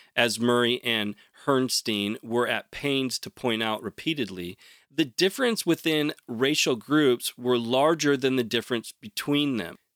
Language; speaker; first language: English; native; English